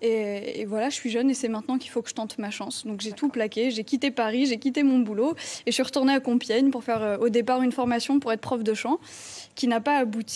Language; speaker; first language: French; native; French